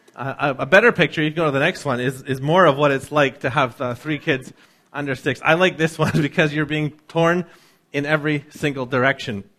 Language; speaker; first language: English; native; English